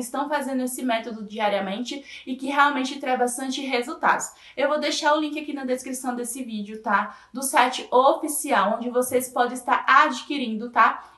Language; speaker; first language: Portuguese; native; Portuguese